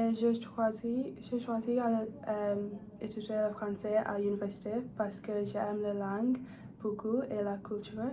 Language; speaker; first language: French; non-native, learner; English